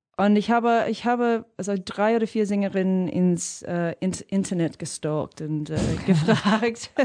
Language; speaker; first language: German; non-native, fluent; English